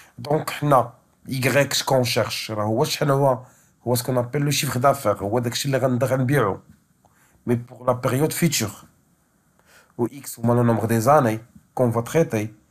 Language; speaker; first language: French; non-native, local second language; Arabic